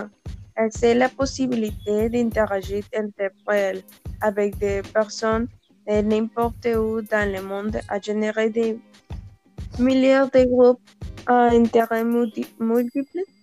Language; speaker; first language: French; non-native, learner; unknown